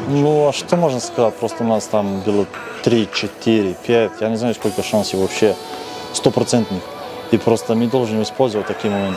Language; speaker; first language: Russian; non-native, fluent; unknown